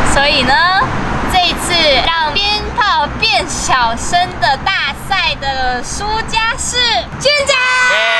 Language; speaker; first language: Chinese; native; Chinese